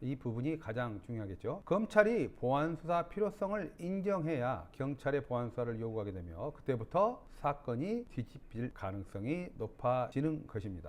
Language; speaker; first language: Korean; native; Korean